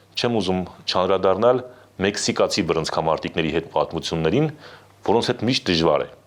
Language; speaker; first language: Armenian; native; Armenian